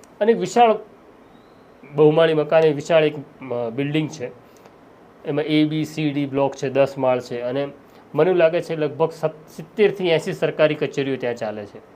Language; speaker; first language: Gujarati; non-native, local second language; Marathi